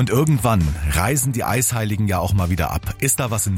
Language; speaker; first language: German; native; German